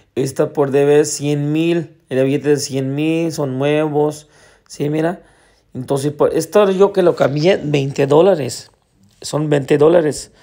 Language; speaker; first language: Spanish; non-native, learner; Urdu